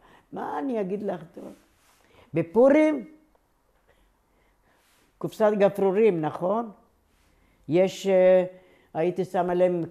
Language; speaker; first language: Hebrew; non-native, local second language; Ladino